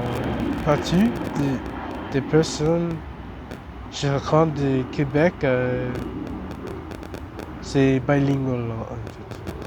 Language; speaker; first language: French; non-native, learner; English